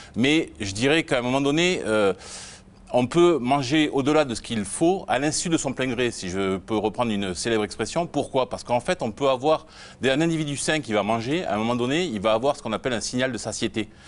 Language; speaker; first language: French; native; French